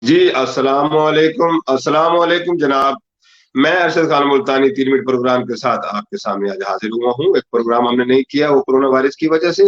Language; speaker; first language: Urdu; native; Urdu